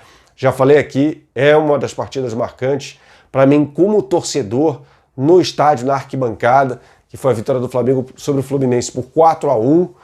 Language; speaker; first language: Portuguese; native; Portuguese